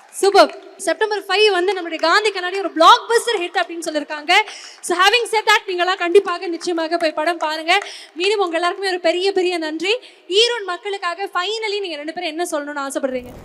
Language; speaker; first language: Tamil; native; Tamil